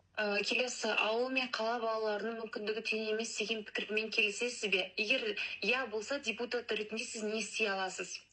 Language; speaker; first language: Kazakh; native; Kazakh